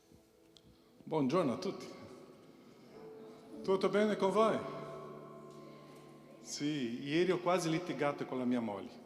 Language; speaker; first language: Italian; non-native, fluent; Portuguese